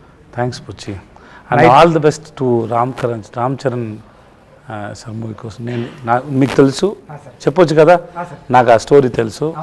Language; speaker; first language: Telugu; non-native, learner; Tamil